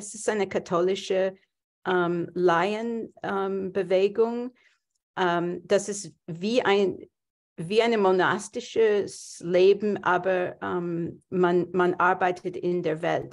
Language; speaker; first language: German; non-native, fluent; English